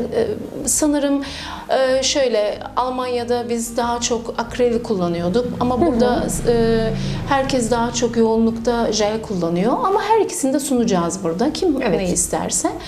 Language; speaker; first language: Turkish; early bilingual, heritage; Turkish